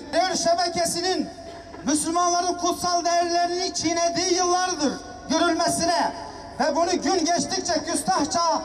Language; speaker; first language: Turkish; native; Turkish